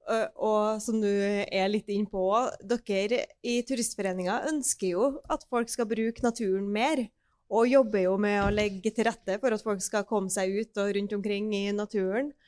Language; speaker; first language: Norwegian; native; Norwegian